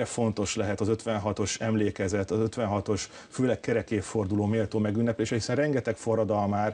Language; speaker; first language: Hungarian; native; Hungarian